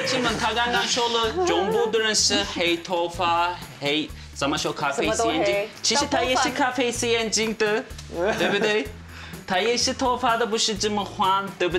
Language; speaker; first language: Chinese; non-native, fluent; Turkish